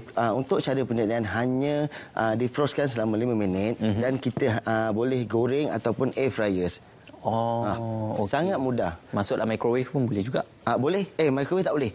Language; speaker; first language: Malay; native; Malay